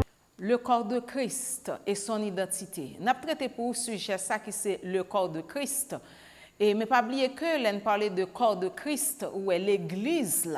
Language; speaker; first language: French; non-native, learner; Haitian Creole